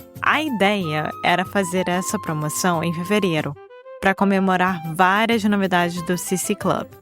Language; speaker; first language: Portuguese; native; Portuguese